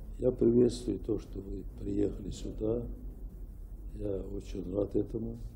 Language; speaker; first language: Russian; non-native, local second language; Azerbaijani